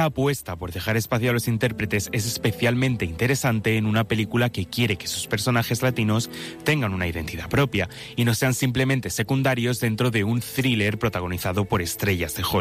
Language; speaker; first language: Spanish; native; Spanish